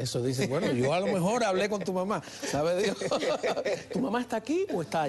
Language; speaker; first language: Spanish; native; Spanish